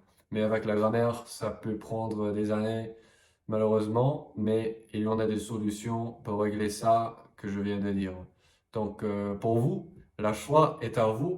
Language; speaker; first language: French; non-native, fluent; English